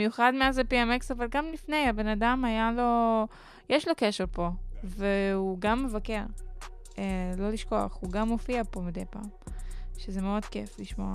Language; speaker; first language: Hebrew; non-native, local second language; Arabic